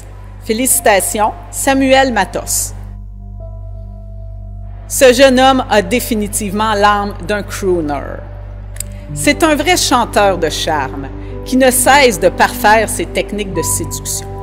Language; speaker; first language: French; native; French